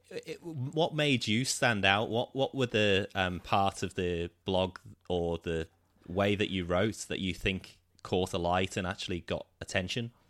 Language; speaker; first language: English; native; English